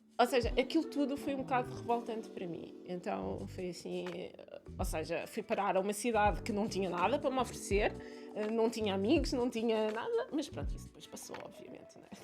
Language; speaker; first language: Portuguese; early bilingual, other home language; Italian